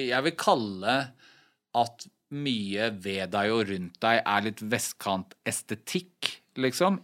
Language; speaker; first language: Norwegian; native; Norwegian